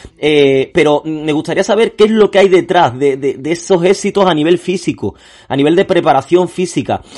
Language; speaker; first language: Spanish; native; Spanish